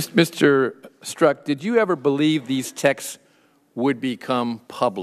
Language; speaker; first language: English; native; English